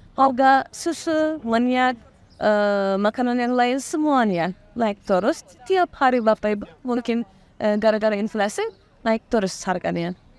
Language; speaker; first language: Indonesian; non-native, fluent; Turkish